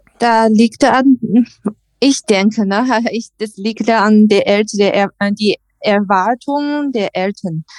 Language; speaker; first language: German; non-native, learner; Chinese